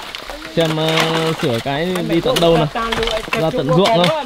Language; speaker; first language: Vietnamese; native; Vietnamese